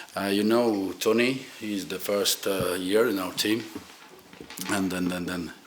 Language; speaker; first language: English; non-native, fluent; Latvian